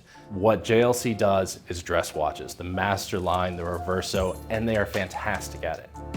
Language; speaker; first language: English; native; English